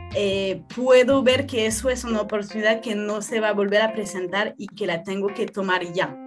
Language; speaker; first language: Spanish; non-native, fluent; French